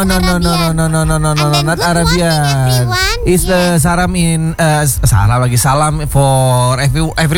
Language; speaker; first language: English; non-native, learner; Indonesian